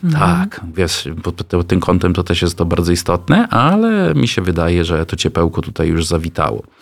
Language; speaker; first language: Polish; non-native, fluent; Italian